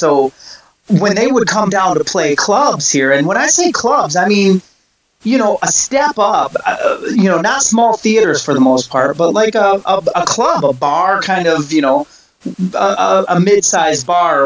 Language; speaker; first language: English; native; English